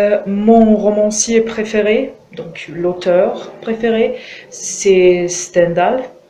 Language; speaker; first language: French; non-native, fluent; Croatian